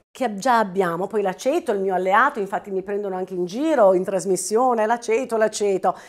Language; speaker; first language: Italian; native; Italian